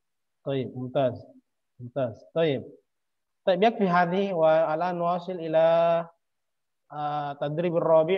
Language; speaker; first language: Arabic; non-native, fluent; Indonesian